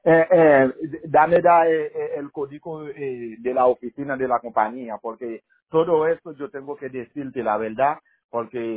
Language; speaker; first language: Spanish; non-native, learner; Haitian Creole